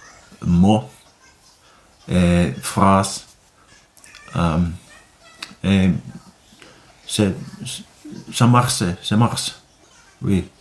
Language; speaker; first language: French; non-native, learner; Finnish